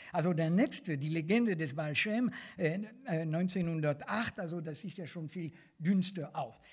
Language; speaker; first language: German; non-native, fluent; French